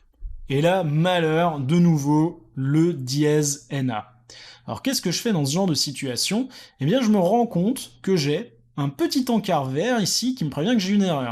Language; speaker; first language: French; native; French